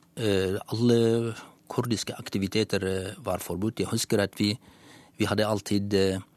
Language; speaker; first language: Norwegian; non-native, fluent; Kurdish